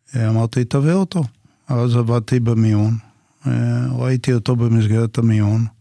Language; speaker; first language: Hebrew; non-native, fluent; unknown